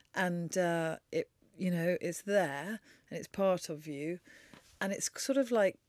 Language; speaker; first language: English; native; English